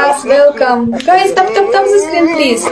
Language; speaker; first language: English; non-native, learner; Russian